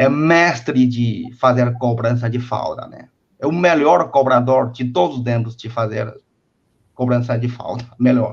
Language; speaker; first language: Portuguese; non-native, fluent; Chinese